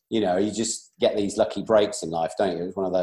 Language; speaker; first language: English; native; English